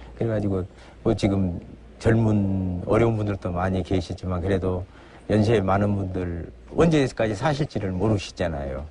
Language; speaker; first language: Korean; native; Korean